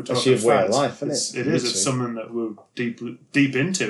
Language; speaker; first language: English; native; English